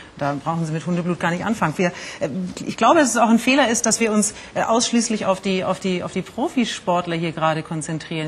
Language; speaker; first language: German; native; German